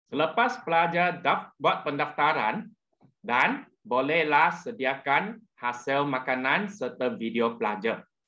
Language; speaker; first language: Malay; non-native, local second language; Chinese